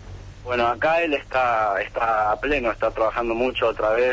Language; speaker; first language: Spanish; native; Spanish